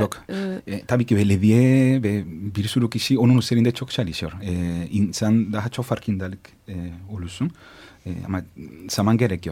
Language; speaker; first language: Turkish; non-native, fluent; Spanish